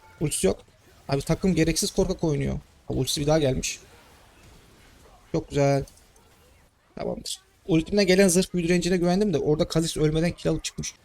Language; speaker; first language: Turkish; native; Turkish